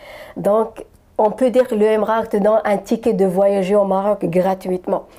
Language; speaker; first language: French; non-native, local second language; Arabic